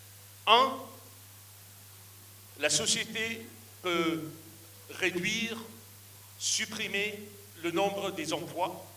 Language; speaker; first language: French; non-native, fluent; English